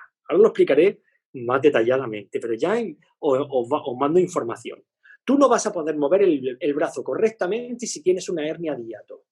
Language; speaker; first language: Spanish; native; Spanish